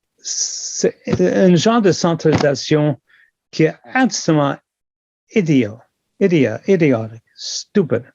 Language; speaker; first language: French; non-native, local second language; English